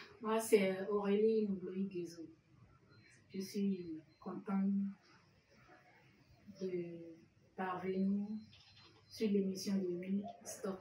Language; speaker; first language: French; non-native, local second language; Fon